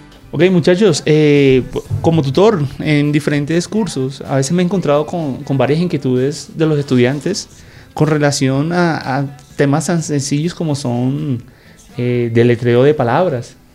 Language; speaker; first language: Spanish; native; Spanish